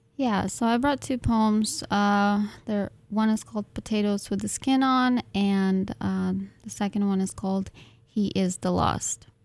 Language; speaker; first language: English; non-native, fluent; Russian